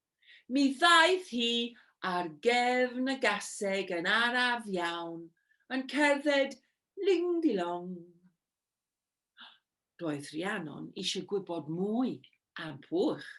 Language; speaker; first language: Welsh; non-native, fluent; English